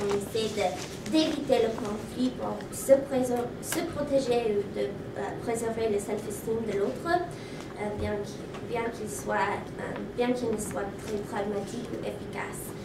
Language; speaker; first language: French; non-native, learner; English